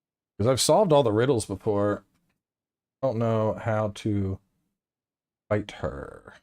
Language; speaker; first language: English; native; English